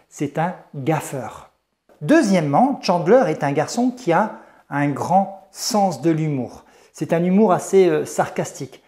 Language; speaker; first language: French; native; French